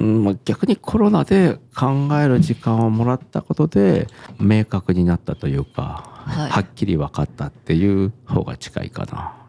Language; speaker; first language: Japanese; native; Japanese